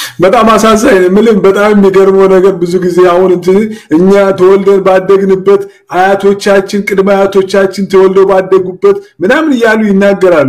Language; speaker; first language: Amharic; non-native, local second language; Oromo